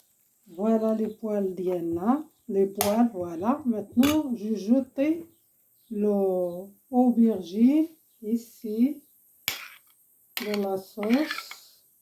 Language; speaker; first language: French; non-native, learner; Arabic